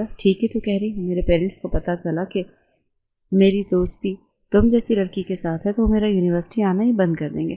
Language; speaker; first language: Urdu; native; Urdu